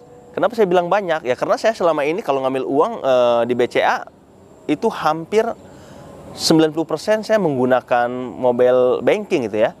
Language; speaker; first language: Indonesian; native; Indonesian